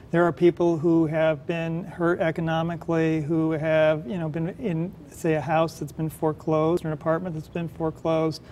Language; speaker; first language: English; native; English